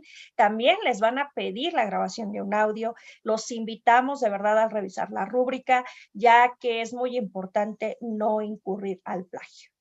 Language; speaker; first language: Spanish; native; Spanish